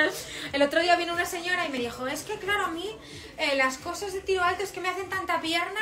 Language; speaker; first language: Spanish; native; Spanish